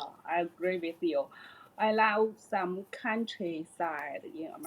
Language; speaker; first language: English; non-native, learner; Chinese